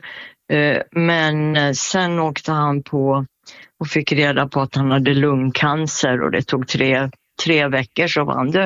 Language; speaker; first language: Swedish; native; Swedish